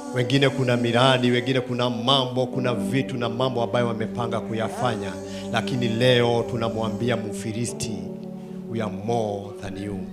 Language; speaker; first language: Swahili; non-native, local second language; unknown